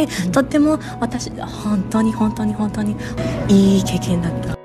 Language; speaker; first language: Japanese; non-native, learner; English